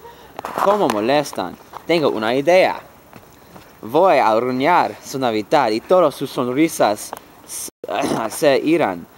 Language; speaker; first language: Spanish; non-native, learner; English